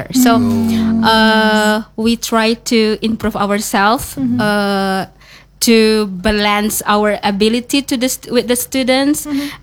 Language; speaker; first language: English; non-native, learner; Indonesian